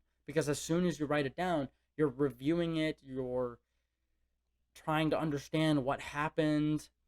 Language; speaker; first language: English; native; English